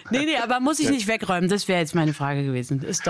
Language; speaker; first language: German; native; German